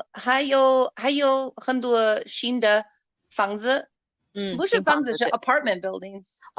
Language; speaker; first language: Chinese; non-native, learner; English